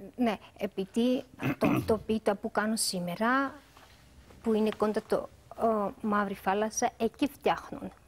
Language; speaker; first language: Greek; non-native, learner; Georgian